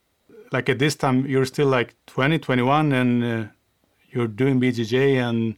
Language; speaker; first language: English; non-native, fluent; Swedish